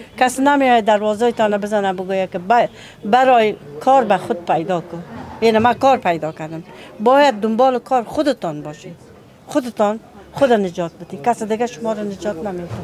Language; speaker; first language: Persian; native; Persian